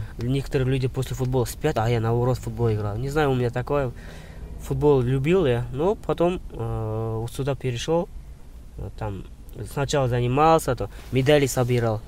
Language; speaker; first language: Russian; non-native, local second language; Kazakh